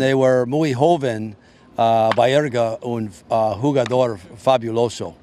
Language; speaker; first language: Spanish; non-native, learner; English